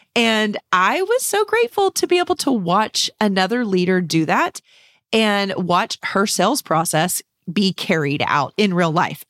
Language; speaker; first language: English; native; English